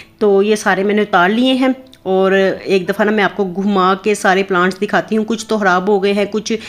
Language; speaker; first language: Urdu; native; Urdu